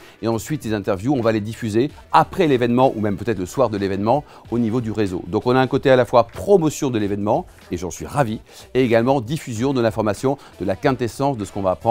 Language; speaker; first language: French; native; French